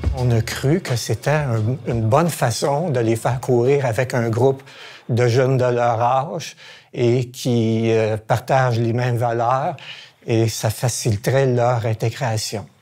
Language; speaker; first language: French; native; French